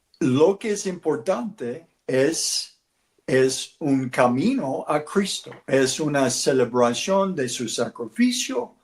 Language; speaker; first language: Spanish; non-native, learner; English